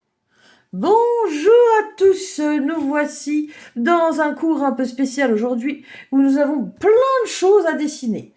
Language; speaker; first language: French; native; French